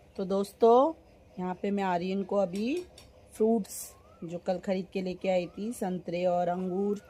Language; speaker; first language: Hindi; non-native, local second language; Bangla